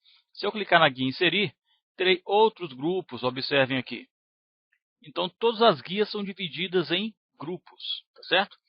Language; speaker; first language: Portuguese; native; Portuguese